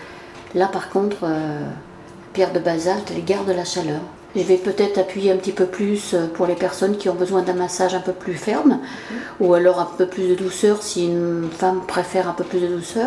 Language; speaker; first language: French; native; French